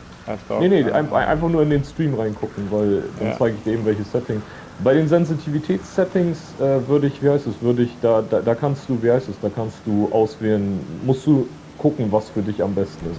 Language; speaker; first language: German; native; German